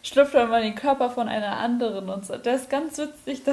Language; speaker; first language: German; native; German